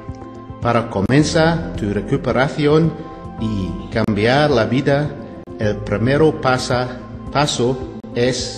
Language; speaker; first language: Spanish; non-native, learner; English